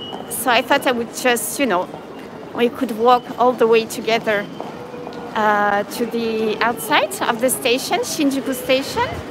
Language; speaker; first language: English; non-native, fluent; French